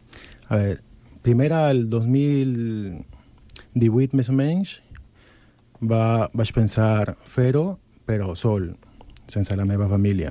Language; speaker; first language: Catalan; non-native, learner; Spanish